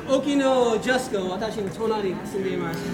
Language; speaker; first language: Japanese; non-native, learner; English